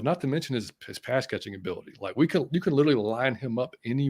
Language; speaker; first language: English; native; English